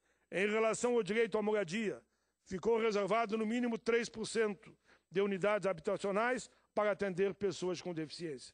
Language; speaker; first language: Portuguese; native; Portuguese